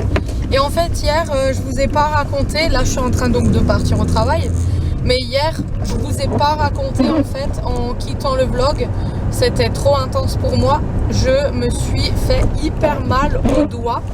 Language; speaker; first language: French; native; French